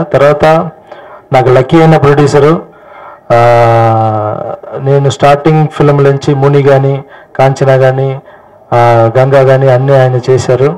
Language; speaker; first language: Telugu; non-native, fluent; Tamil